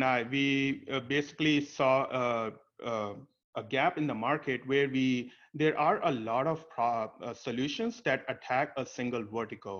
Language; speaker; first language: English; non-native, local second language; Hindi